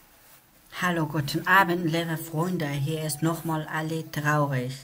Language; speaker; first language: German; non-native, learner; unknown